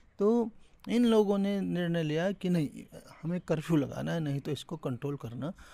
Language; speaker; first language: Hindi; native; Hindi